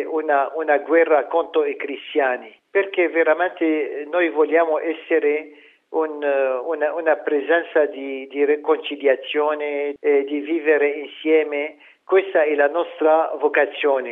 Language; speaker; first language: Italian; non-native, fluent; Arabic